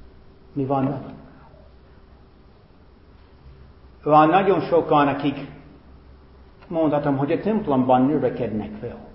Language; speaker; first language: Hungarian; non-native, fluent; English